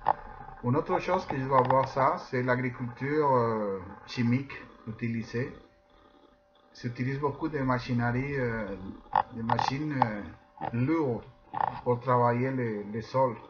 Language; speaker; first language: French; non-native, fluent; Spanish